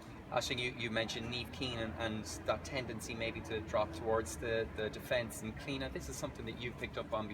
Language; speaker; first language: English; native; English